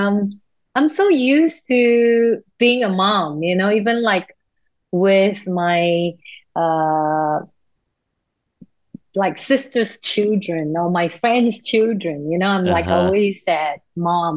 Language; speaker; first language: English; non-native, local second language; Cantonese